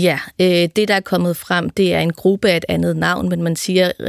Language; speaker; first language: Danish; native; Danish